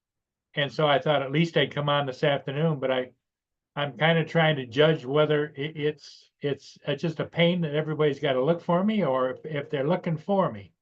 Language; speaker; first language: English; native; English